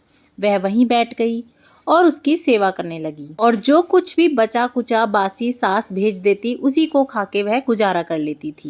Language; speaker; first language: Hindi; native; Hindi